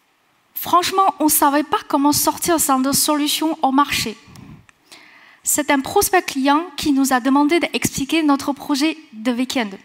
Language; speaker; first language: French; non-native, fluent; Chinese